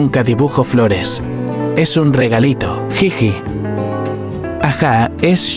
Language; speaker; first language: Spanish; native; Spanish